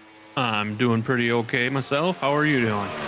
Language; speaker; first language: English; native; English